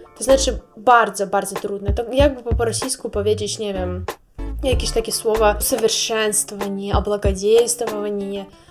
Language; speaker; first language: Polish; non-native, learner; Russian